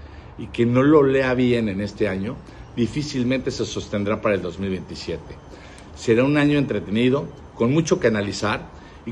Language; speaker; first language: Spanish; native; Spanish